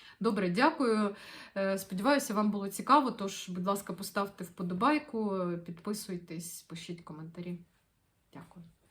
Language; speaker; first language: Ukrainian; non-native, local second language; Russian